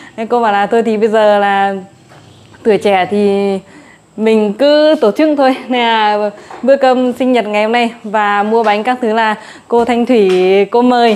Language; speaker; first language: Vietnamese; non-native, local second language; Iu Mien